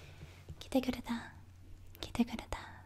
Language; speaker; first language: Japanese; non-native, learner; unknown